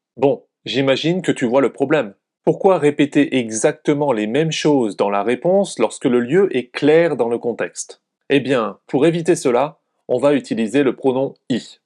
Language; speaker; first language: French; native; French